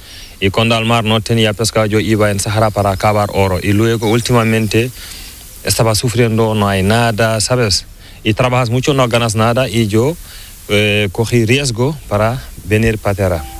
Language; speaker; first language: Spanish; non-native, learner; Fula